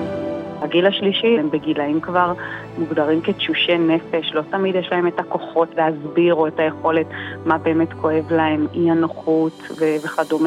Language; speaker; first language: Hebrew; native; Hebrew